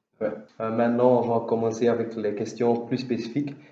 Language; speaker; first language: French; non-native, learner; Dutch